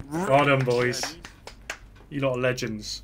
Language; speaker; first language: English; native; English